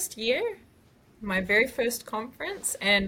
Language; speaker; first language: English; native; English